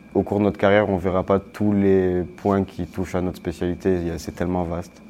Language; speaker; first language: French; native; French